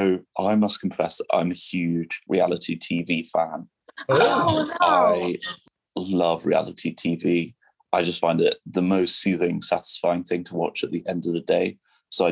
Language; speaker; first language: English; non-native, local second language; French